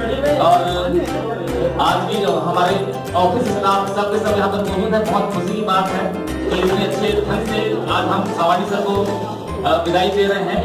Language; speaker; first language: Hindi; native; Hindi